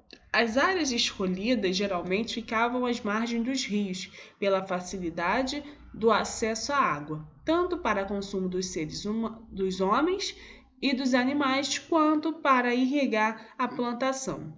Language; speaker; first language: Portuguese; native; Portuguese